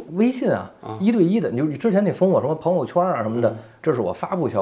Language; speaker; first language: Chinese; native; Chinese